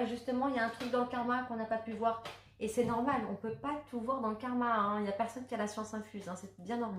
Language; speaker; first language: French; native; French